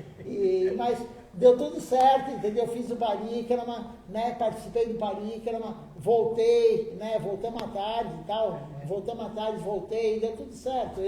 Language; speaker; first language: Portuguese; native; Portuguese